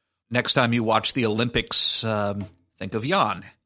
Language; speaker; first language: English; native; English